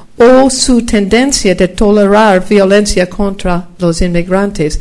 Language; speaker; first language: Spanish; non-native, fluent; English